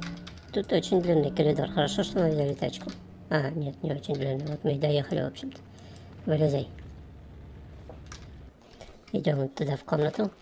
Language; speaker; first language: Russian; native; Russian